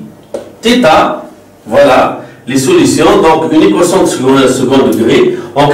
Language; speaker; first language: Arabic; native; Arabic